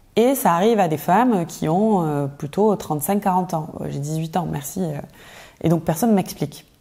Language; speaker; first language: French; native; French